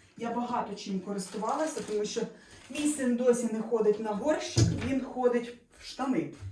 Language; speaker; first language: Ukrainian; non-native, local second language; Russian